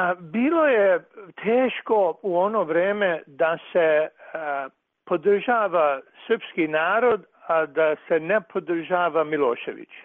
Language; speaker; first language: Croatian; early bilingual, heritage; Serbian